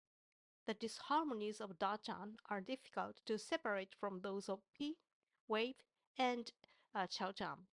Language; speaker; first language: English; non-native, fluent; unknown